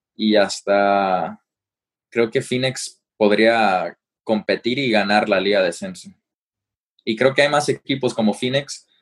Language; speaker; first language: Spanish; early bilingual, heritage; Spanish